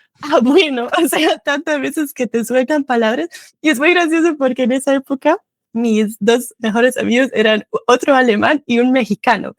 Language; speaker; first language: Spanish; non-native, fluent; German